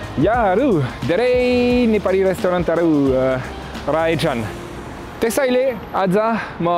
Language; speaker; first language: Nepali; non-native, fluent; French